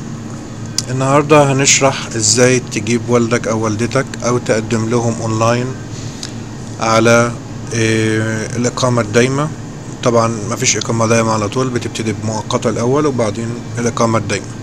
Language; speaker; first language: Arabic; native; Arabic